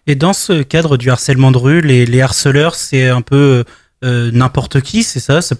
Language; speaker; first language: French; native; French